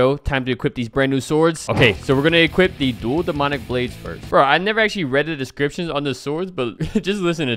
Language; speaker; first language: English; native; English